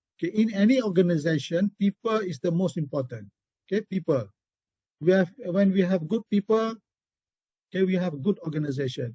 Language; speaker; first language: English; non-native, local second language; Malay